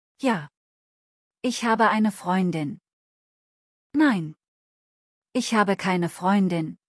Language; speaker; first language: German; non-native, fluent; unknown